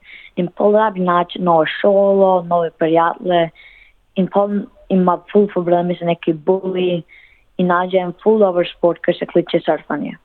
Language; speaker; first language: Slovenian; early bilingual, heritage; Slovenian